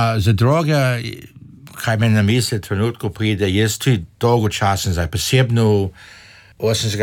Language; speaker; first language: Slovenian; early bilingual, heritage; Slovenian